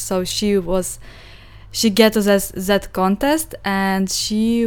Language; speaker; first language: English; non-native, learner; Ukrainian